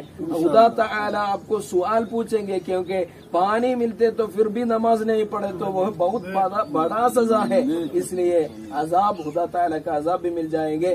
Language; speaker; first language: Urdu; non-native, local second language; Malayalam